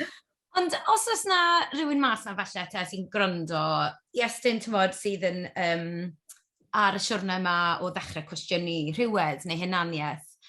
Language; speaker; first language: Welsh; native; Welsh